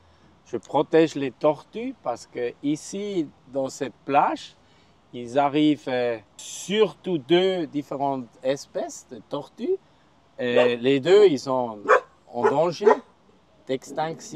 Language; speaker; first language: French; non-native, local second language; German